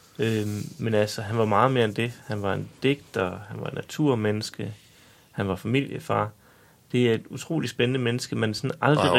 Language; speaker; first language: Danish; native; Danish